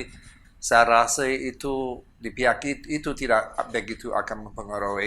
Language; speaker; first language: Indonesian; non-native, fluent; English